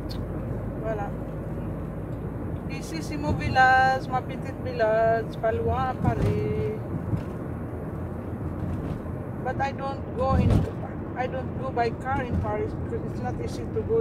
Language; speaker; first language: English; non-native, local second language; Filipino